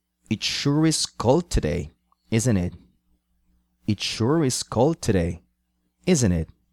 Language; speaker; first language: English; non-native, fluent; Portuguese